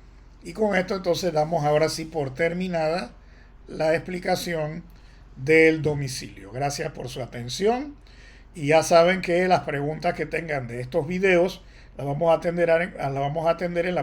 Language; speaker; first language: Spanish; native; Spanish